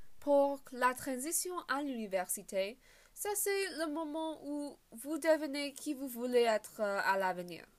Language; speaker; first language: French; non-native, learner; English